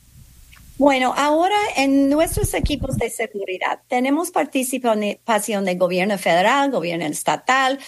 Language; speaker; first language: Spanish; non-native, fluent; English